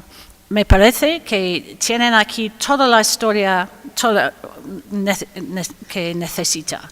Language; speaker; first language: Spanish; non-native, fluent; English